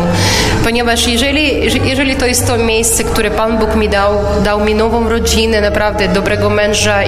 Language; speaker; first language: Polish; non-native, local second language; Ukrainian